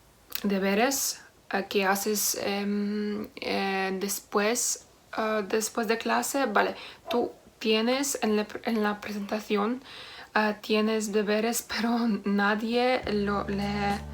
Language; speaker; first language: Spanish; non-native, learner; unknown